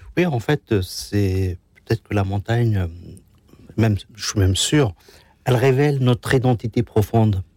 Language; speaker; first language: French; non-native, local second language; Kabyle